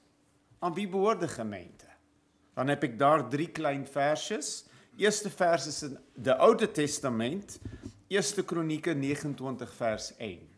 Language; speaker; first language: Dutch; non-native, fluent; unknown